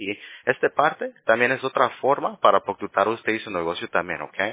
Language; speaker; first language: Spanish; early bilingual, heritage; Spanish